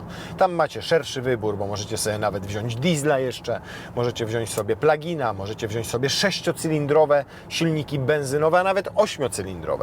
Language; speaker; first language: Polish; native; Polish